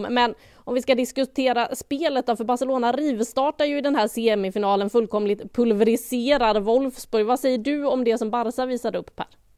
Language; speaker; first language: Swedish; native; Swedish